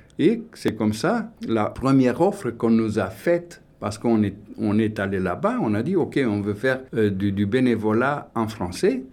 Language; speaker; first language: French; non-native, fluent; Romanian